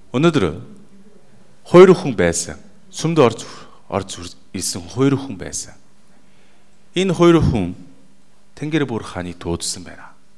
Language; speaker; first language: Mongolian; non-native, fluent; Korean